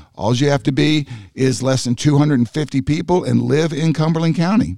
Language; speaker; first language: English; native; English